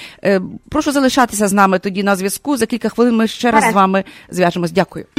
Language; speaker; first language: Ukrainian; native; Ukrainian